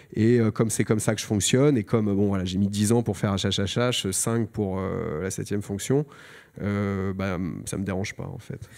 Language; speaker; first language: French; native; French